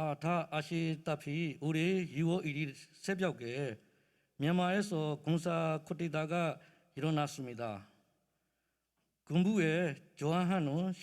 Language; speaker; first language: Korean; non-native, learner; Burmese